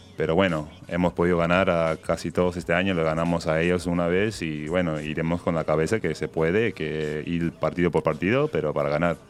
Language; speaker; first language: Spanish; early bilingual, heritage; Spanish